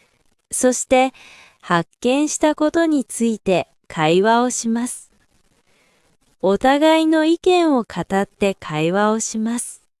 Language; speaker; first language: Japanese; non-native, fluent; Korean